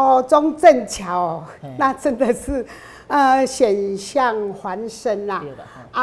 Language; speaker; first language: Chinese; non-native, local second language; Min Nan Chinese